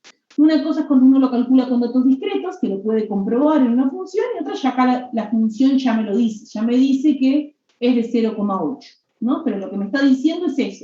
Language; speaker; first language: Spanish; native; Spanish